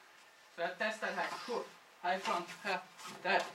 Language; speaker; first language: Swedish; non-native, fluent; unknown